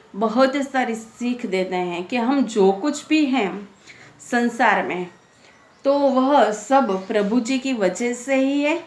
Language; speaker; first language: Hindi; non-native, local second language; Gujarati